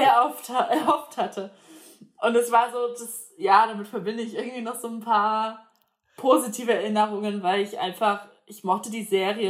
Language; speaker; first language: German; native; German